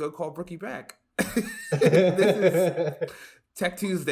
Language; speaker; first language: English; native; English